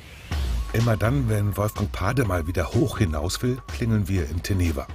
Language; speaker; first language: German; native; German